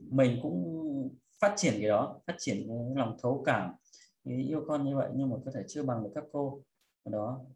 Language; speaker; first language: Vietnamese; early bilingual, heritage; Vietnamese